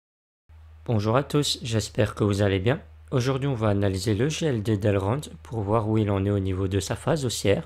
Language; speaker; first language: French; native; French